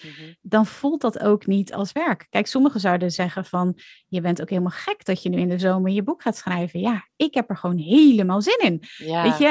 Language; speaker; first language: Dutch; native; Dutch